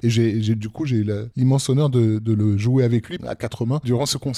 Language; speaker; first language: French; native; French